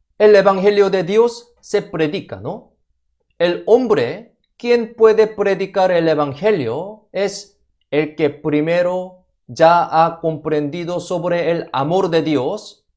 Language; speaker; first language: Spanish; non-native, fluent; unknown